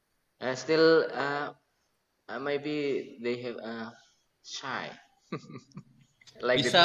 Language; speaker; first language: English; non-native, learner; Indonesian